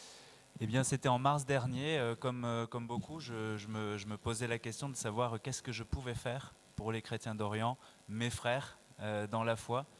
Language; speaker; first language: French; native; French